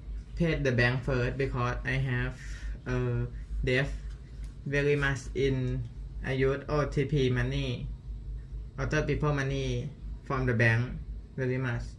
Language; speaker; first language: English; non-native, learner; Thai